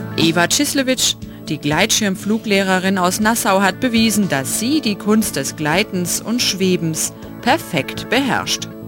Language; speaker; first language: German; native; German